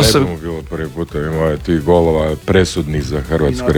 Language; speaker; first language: Serbian; native; Serbian